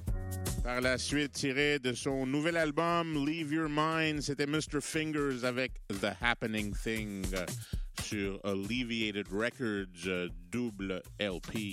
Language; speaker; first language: French; native; French